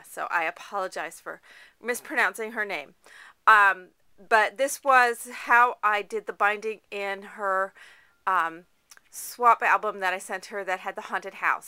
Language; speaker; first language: English; native; English